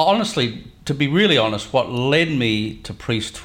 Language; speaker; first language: English; native; English